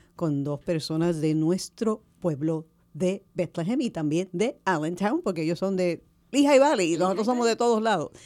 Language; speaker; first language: Spanish; native; Spanish